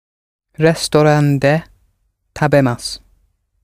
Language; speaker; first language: Japanese; non-native, learner; English